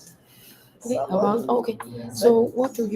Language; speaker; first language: English; non-native, learner; Chinese